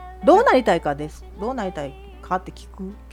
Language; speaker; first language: Japanese; native; Japanese